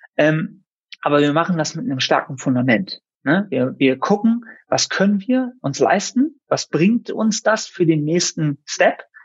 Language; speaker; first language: German; native; German